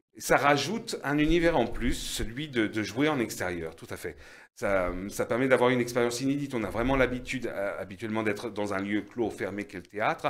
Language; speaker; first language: French; native; French